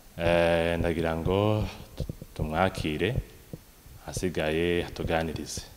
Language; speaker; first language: Kinyarwanda; native; Kinyarwanda